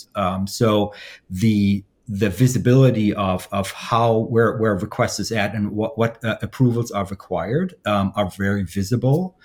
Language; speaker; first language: English; non-native, fluent; German